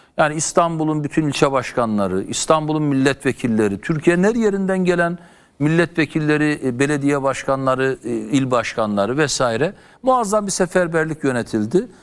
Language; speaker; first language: Turkish; native; Turkish